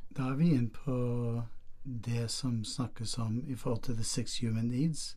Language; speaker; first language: Norwegian; non-native, fluent; English